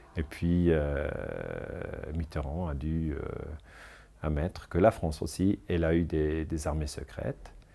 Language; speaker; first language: French; non-native, local second language; German